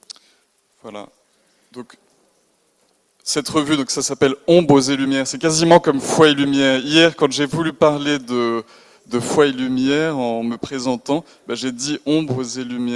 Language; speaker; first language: French; native; French